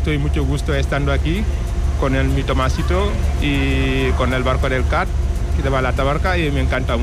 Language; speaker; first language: Spanish; non-native, learner; Wolof